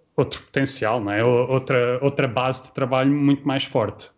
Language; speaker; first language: Portuguese; early bilingual, heritage; Portuguese